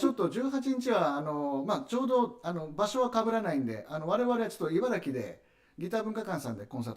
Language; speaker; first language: Japanese; native; Japanese